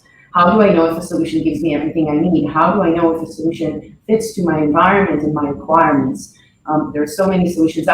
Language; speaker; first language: English; non-native, fluent; Hebrew